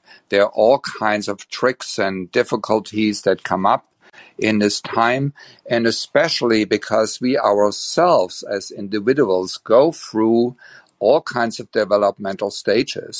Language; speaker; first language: English; non-native, fluent; German